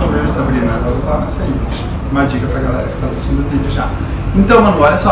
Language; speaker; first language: Portuguese; native; Portuguese